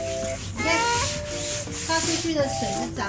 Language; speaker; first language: Chinese; native; Chinese